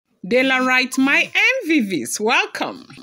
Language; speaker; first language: English; non-native, local second language; Yoruba